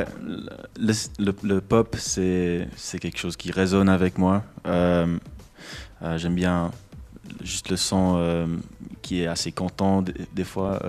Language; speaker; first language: French; non-native, local second language; English